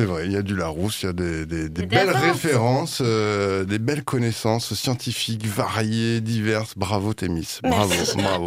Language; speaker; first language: French; native; French